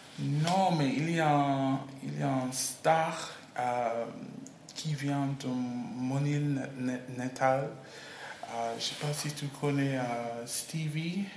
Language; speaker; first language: French; non-native, learner; English